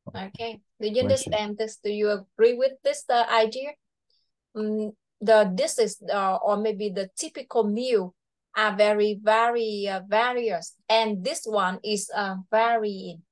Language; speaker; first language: English; non-native, fluent; Vietnamese